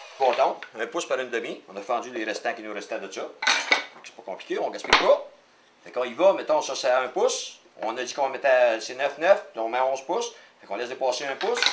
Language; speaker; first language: French; native; French